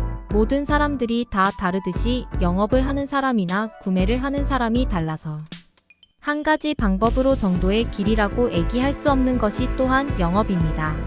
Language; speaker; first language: Korean; native; Korean